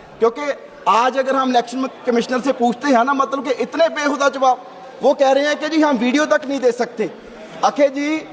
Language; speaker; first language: Hindi; non-native, local second language; Punjabi